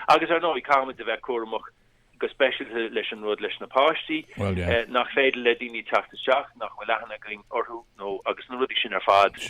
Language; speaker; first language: Irish; native; Irish